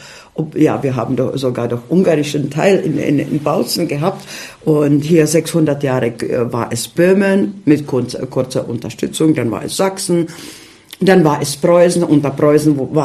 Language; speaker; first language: German; non-native, fluent; Czech